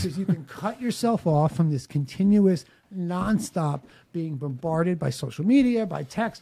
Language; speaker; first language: English; native; English